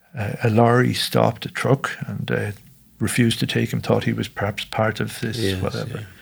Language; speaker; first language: English; native; English